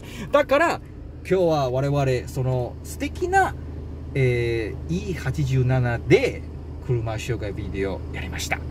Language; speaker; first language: Japanese; non-native, learner; Chinese